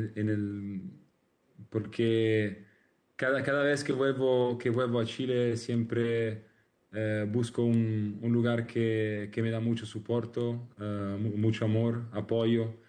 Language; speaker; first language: Spanish; non-native, learner; Italian